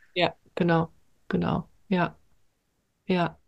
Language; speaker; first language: German; non-native, fluent; Swedish